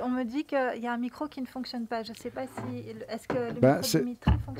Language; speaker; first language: French; native; French